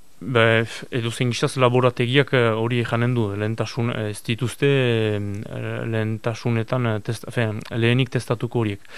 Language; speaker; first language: Basque; native; Basque